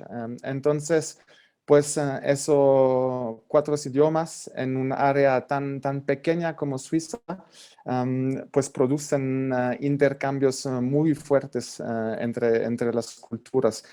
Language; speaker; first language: Spanish; non-native, fluent; French